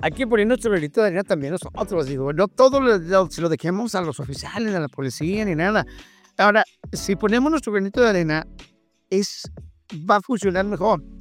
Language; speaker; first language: Spanish; native; Spanish